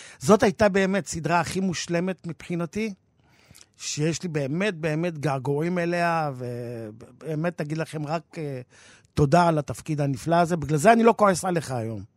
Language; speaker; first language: Hebrew; native; Hebrew